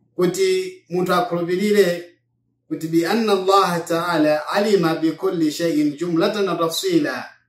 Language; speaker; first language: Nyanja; non-native, local second language; Yao